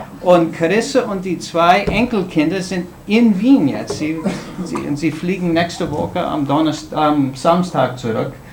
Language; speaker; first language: German; non-native, fluent; English